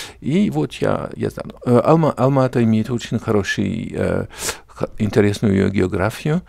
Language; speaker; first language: Russian; non-native, fluent; French